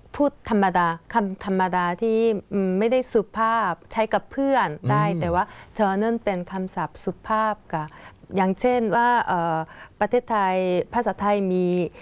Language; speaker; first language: Thai; non-native, fluent; Korean